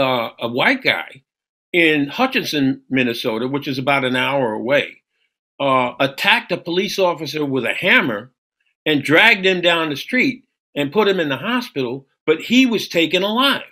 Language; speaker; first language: English; native; English